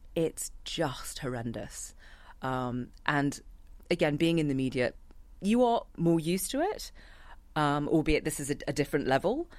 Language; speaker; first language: English; native; English